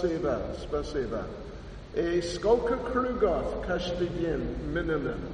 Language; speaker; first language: Russian; non-native, learner; English